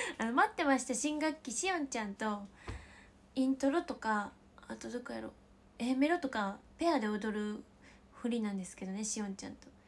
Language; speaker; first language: Japanese; native; Japanese